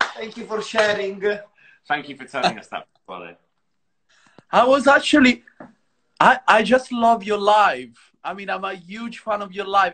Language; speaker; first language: English; non-native, fluent; Italian